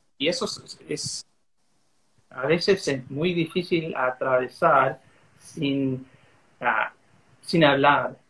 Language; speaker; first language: Spanish; early bilingual, heritage; Spanish